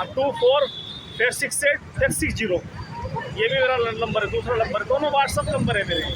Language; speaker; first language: Hindi; native; Hindi